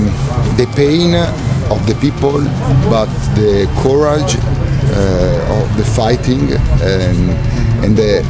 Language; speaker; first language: English; non-native, learner; Italian